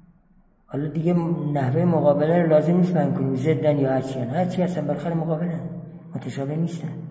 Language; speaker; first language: Persian; native; Persian